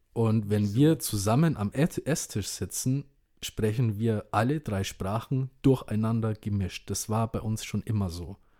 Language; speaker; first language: German; early bilingual, other home language; Indonesian